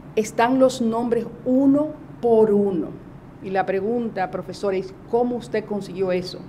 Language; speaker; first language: Spanish; native; Spanish